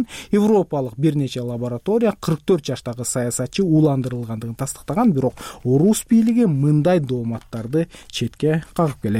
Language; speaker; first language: Kyrgyz; native; Kyrgyz